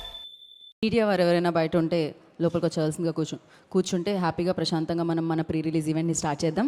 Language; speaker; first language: Telugu; native; Telugu